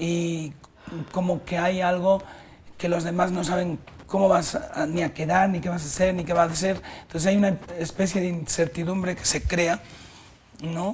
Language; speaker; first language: Spanish; native; Spanish